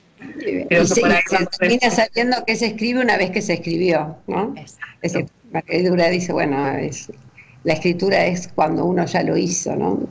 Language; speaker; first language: Spanish; native; Spanish